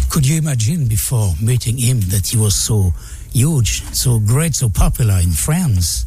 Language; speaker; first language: English; non-native, fluent; French